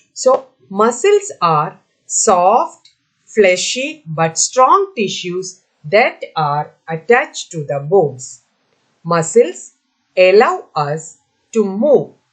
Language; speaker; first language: English; non-native, local second language; Malayalam